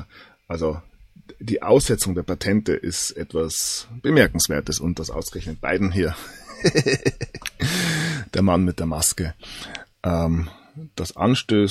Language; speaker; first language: German; native; German